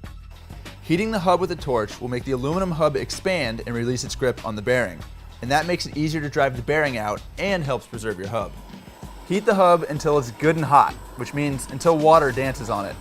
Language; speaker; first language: English; native; English